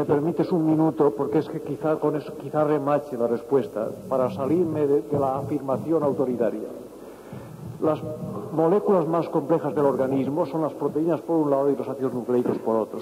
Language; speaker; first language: Spanish; native; Spanish